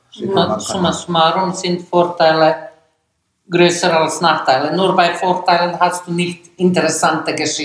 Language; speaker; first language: German; non-native, fluent; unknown